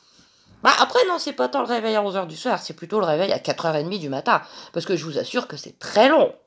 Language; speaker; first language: French; native; French